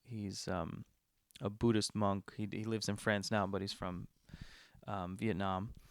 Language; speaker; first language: English; native; English